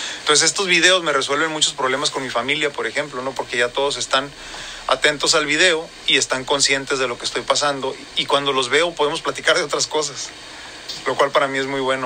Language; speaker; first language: Spanish; native; Spanish